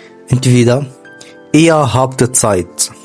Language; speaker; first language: German; non-native, fluent; Arabic